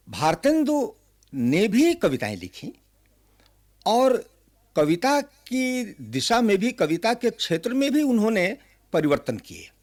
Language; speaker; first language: Hindi; native; Hindi